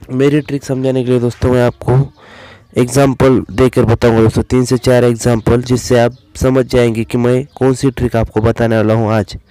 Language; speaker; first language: Hindi; non-native, local second language; Marathi